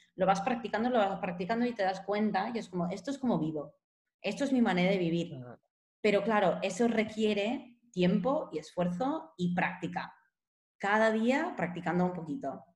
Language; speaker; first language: Spanish; non-native, fluent; English